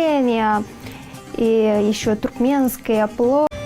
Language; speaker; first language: Russian; non-native, learner; Turkmen